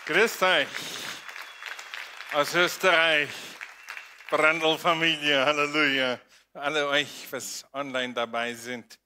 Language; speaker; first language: German; non-native, fluent; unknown